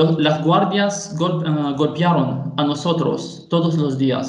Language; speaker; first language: Spanish; non-native, fluent; Arabic